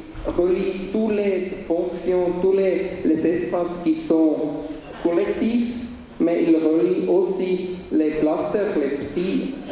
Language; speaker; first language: French; non-native, local second language; Swiss German